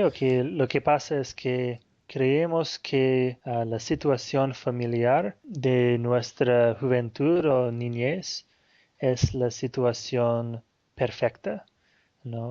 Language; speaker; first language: Spanish; non-native, fluent; Portuguese